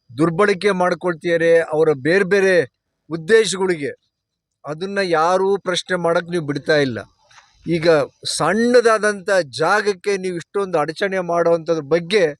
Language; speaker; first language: Kannada; native; Kannada